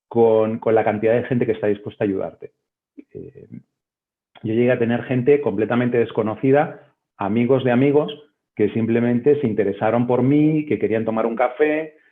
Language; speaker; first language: Spanish; native; Spanish